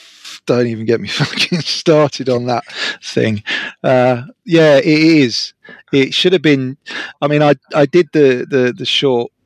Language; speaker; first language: English; native; English